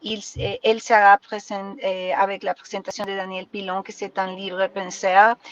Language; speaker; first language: French; non-native, learner; Spanish